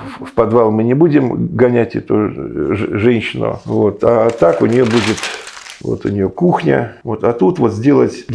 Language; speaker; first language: Russian; native; Russian